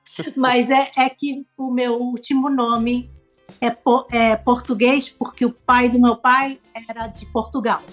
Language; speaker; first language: Portuguese; non-native, local second language; Spanish